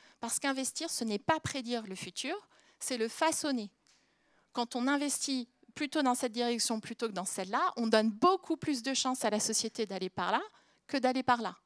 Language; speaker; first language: French; native; French